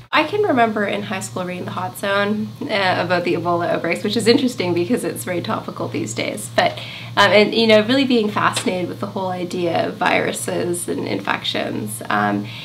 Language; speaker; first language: English; native; English